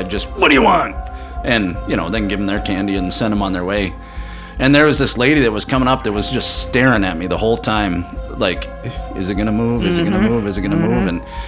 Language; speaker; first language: English; native; English